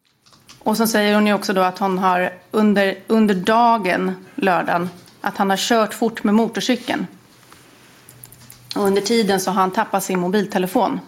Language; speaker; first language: Swedish; native; Swedish